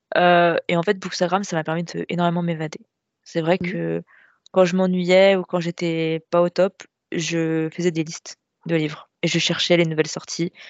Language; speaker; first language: French; native; French